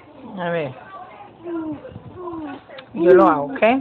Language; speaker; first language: Spanish; early bilingual, heritage; Spanish